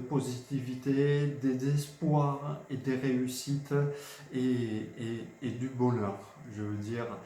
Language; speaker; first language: French; non-native, fluent; Georgian